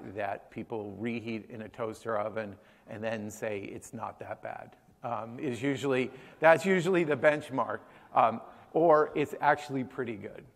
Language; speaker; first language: English; native; English